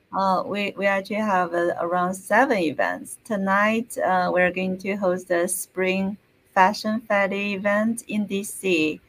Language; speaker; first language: English; non-native, fluent; Chinese